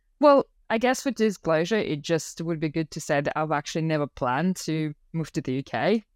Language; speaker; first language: English; non-native, fluent; Russian